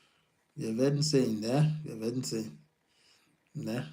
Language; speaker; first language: German; non-native, learner; Yoruba